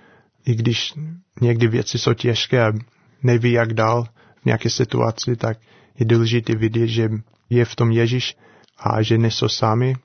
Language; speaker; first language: Czech; non-native, learner; English